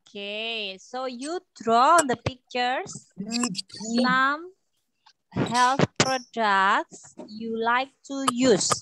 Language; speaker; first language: English; non-native, fluent; Indonesian